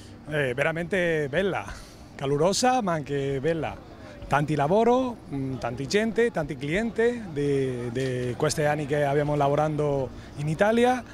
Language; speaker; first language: Italian; non-native, fluent; Spanish